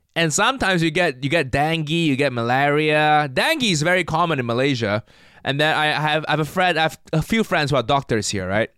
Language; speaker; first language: English; non-native, local second language; Cantonese